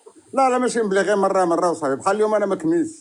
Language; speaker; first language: Arabic; native; Arabic